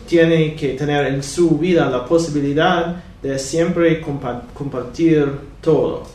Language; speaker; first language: Spanish; non-native, fluent; English